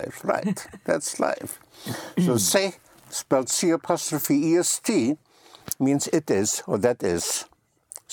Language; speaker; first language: English; non-native, fluent; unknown